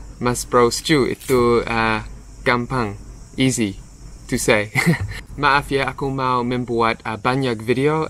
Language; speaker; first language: Indonesian; non-native, learner; English